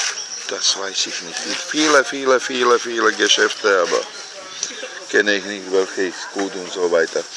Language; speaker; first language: German; non-native, learner; Thai